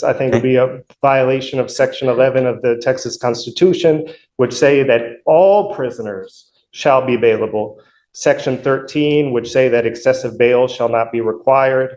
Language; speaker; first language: English; native; English